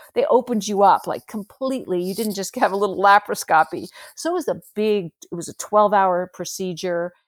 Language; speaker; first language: English; native; English